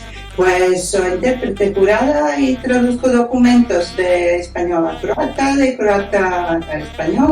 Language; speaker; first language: Spanish; non-native, fluent; Croatian